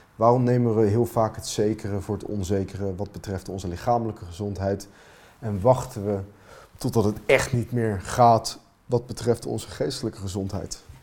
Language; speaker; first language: Dutch; non-native, fluent; Finnish